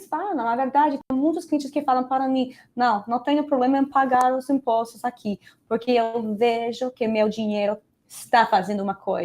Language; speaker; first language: Portuguese; non-native, fluent; Spanish